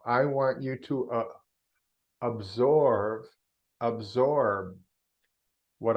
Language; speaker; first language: English; non-native, fluent; Vietnamese